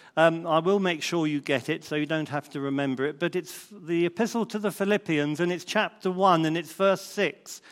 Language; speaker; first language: English; native; English